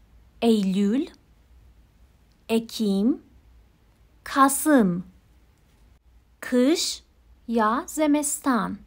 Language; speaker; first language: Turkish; non-native, fluent; Persian